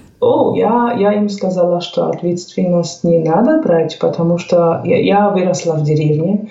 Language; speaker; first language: Russian; non-native, fluent; German